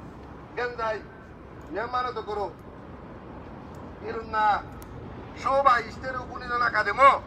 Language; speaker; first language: Japanese; non-native, fluent; Rohingya